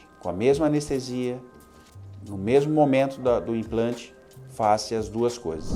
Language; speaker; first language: Portuguese; native; Portuguese